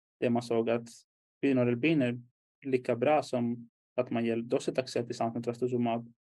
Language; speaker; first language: Swedish; non-native, fluent; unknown